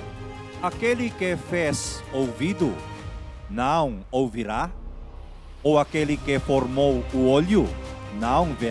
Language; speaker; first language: Portuguese; native; Portuguese